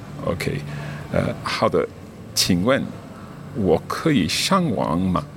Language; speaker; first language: Chinese; non-native, learner; English